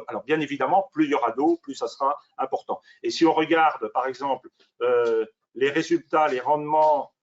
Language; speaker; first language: French; native; French